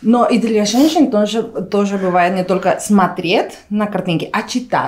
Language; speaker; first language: Russian; non-native, fluent; Spanish